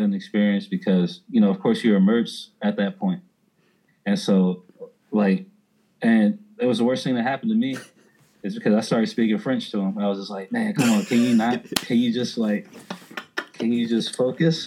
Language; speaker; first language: English; early bilingual, other home language; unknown